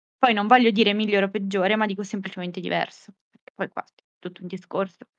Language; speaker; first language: Italian; native; Italian